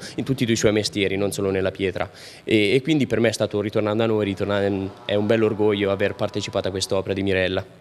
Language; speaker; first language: Italian; native; Italian